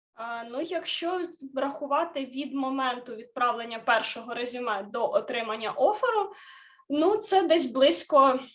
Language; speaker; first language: Ukrainian; native; Ukrainian